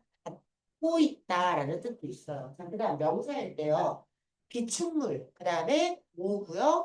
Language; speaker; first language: Korean; native; Korean